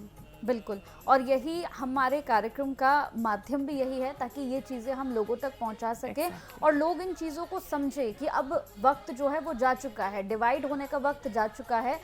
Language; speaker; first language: Hindi; native; Hindi